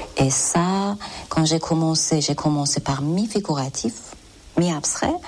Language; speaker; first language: French; non-native, learner; Persian